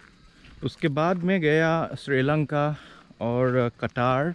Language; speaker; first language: Hindi; non-native, local second language; Assamese